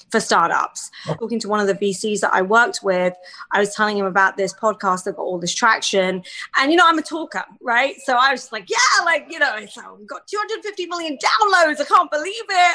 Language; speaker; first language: English; native; English